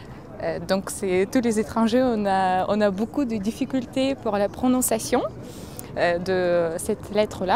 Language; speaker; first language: French; non-native, fluent; Russian